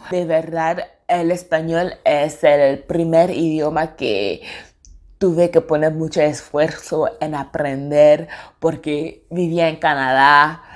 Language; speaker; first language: Spanish; non-native, fluent; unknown